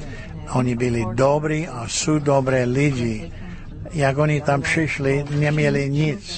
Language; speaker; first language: Czech; early bilingual, heritage; Czech